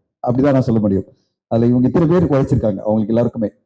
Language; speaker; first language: Tamil; native; Tamil